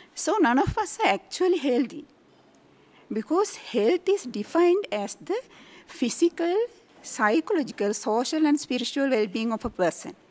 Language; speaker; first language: English; non-native, local second language; Sinhala